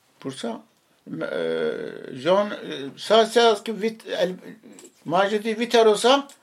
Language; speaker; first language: French; non-native, learner; Arabic